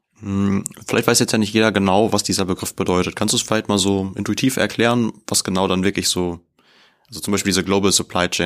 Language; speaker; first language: German; native; German